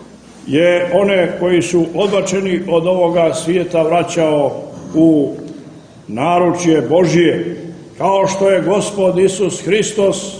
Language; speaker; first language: Croatian; native; Croatian